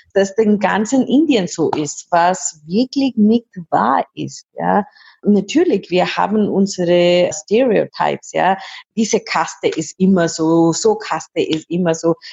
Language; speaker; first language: German; non-native, fluent; Hindi